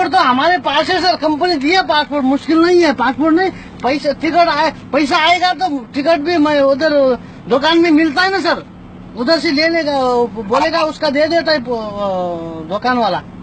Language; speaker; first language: Hindi; non-native, learner; Nepali